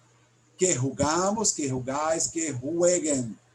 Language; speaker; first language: Spanish; non-native, fluent; Portuguese